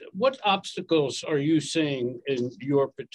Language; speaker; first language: English; native; English